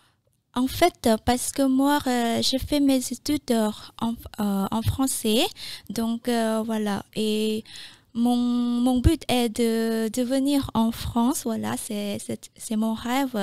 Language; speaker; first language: French; non-native, fluent; Khmer